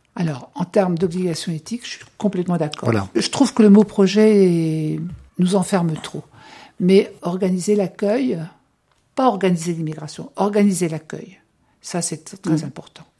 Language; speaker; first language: French; native; French